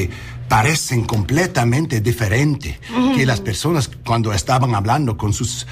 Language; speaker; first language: Spanish; early bilingual, heritage; English